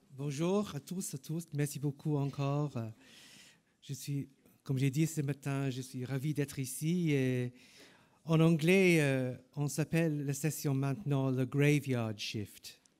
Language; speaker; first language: French; non-native, learner; English